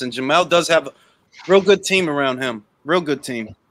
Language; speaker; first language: English; native; English